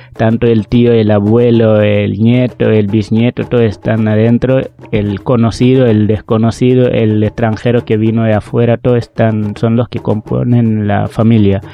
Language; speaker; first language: Spanish; non-native, fluent; Wolof